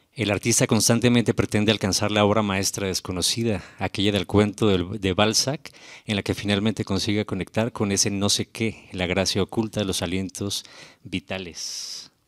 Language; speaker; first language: Spanish; native; Spanish